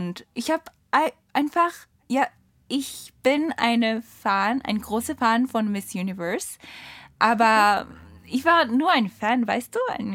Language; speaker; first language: German; non-native, learner; Japanese